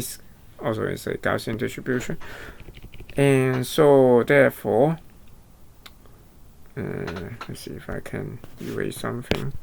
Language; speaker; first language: English; non-native, fluent; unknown